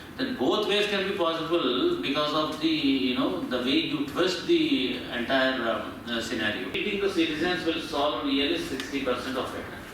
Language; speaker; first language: English; non-native, local second language; Telugu